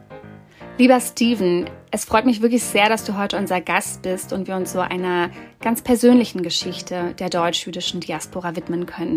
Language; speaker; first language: German; native; German